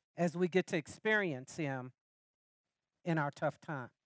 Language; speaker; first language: English; native; English